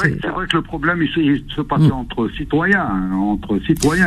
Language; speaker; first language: French; non-native, local second language; Arabic